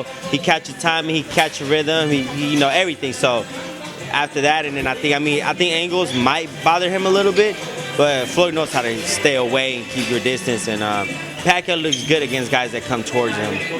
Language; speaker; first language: English; native; English